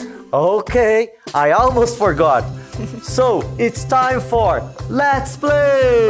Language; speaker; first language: English; non-native, fluent; Portuguese